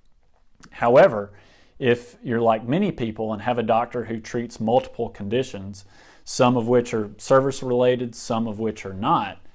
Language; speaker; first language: English; native; English